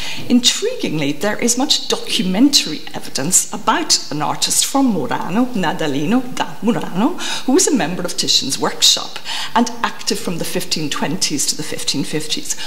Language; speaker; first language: English; native; English